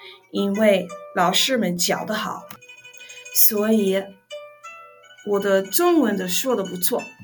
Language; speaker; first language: Chinese; non-native, learner; English